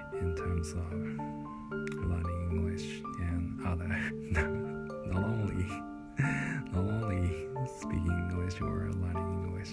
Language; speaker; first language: English; non-native, fluent; Japanese